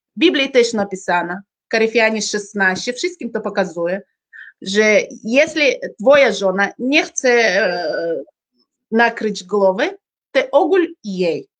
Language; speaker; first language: Polish; non-native, learner; Uzbek